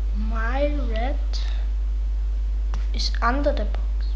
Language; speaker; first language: English; non-native, learner; German